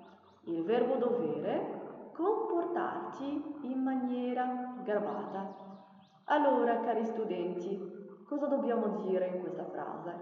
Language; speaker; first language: Italian; non-native, fluent; Arabic